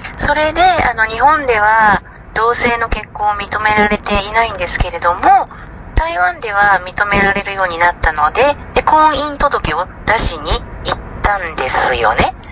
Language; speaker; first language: Japanese; native; Japanese